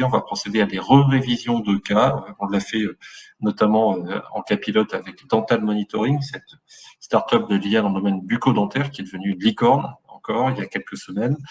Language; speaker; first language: French; native; French